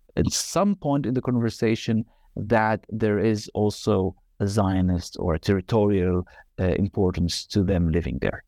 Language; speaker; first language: English; non-native, fluent; Arabic